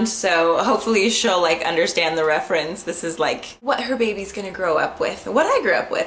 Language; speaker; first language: English; native; English